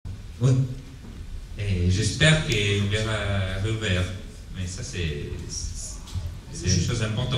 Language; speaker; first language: French; non-native, fluent; Italian